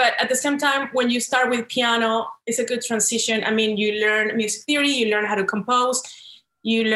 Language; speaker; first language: English; non-native, fluent; Spanish